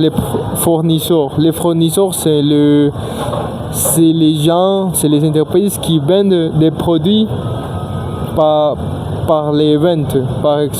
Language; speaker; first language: French; non-native, learner; Spanish